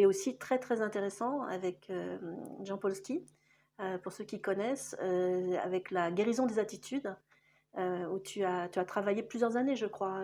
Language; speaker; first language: French; native; French